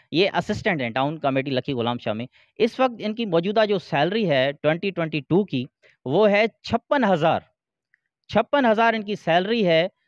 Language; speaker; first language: Urdu; non-native, local second language; Sindhi